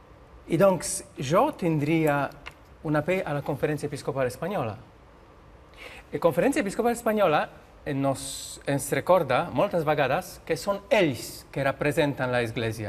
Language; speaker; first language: Catalan; non-native, learner; Polish